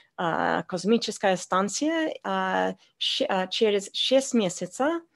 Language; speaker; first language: Russian; non-native, learner; English